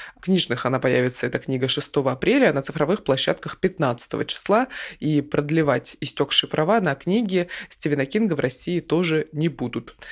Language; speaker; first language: Russian; native; Russian